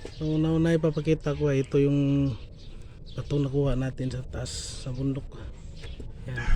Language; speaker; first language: Filipino; non-native, local second language; Cebuano